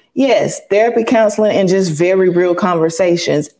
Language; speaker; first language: English; native; English